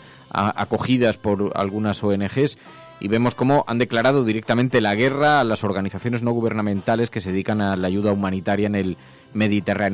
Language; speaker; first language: Spanish; native; Spanish